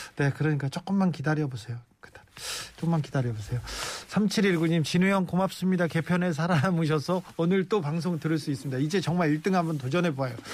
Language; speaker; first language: Korean; native; Korean